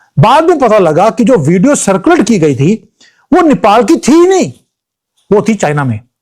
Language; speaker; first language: Hindi; native; Hindi